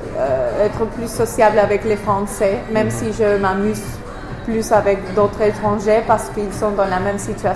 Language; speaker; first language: French; non-native, fluent; English